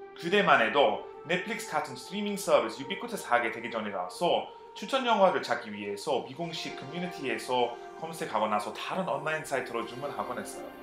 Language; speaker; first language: Korean; non-native, fluent; English